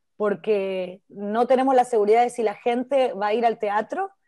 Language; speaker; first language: Spanish; native; Spanish